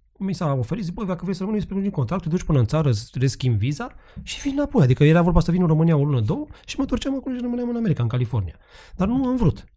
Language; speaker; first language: Romanian; native; Romanian